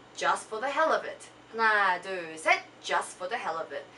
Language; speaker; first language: English; non-native, fluent; Korean